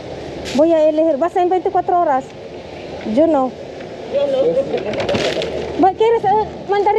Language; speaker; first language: Spanish; non-native, learner; Filipino